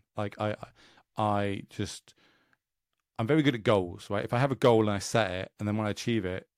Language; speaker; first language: English; native; English